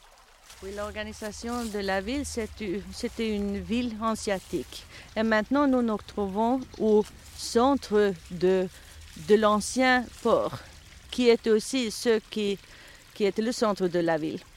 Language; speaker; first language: French; non-native, fluent; Swedish